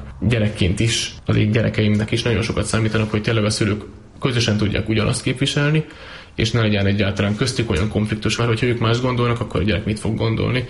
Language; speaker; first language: Hungarian; native; Hungarian